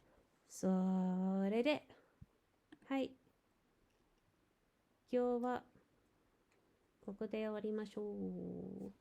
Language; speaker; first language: Japanese; non-native, learner; English